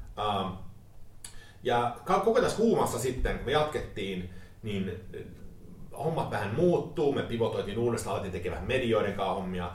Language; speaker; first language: Finnish; early bilingual, heritage; Finnish